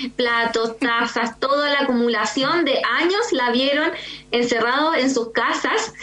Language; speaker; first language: Spanish; native; Spanish